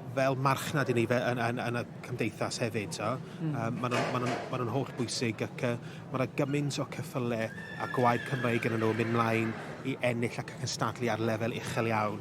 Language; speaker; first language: Welsh; native; Welsh